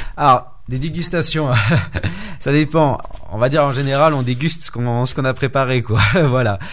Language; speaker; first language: French; early bilingual, other home language; Vietnamese